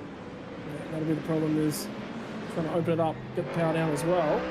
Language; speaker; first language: English; native; English